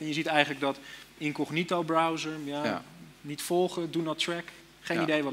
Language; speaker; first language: Dutch; native; Dutch